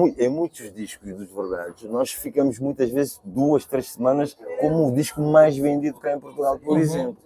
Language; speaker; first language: Portuguese; early bilingual, other home language; Kabuverdianu